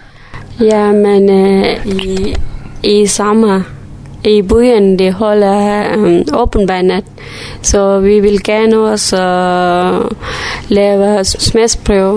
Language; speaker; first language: Danish; non-native, learner; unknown